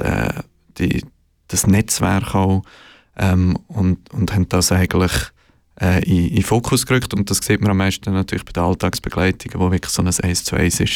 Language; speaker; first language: German; native; German